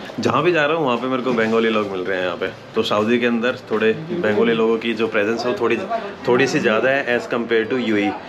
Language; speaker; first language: Hindi; native; Hindi